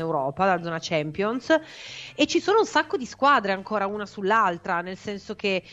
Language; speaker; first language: Italian; native; Italian